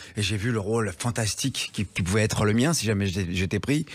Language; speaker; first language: French; native; French